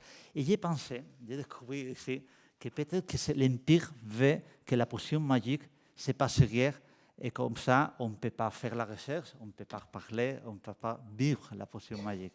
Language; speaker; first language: French; non-native, learner; Spanish